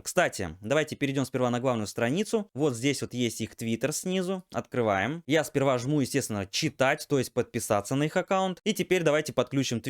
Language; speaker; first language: Russian; native; Russian